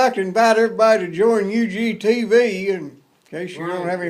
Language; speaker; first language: English; native; English